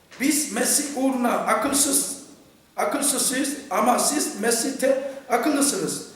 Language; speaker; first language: Turkish; non-native, fluent; Korean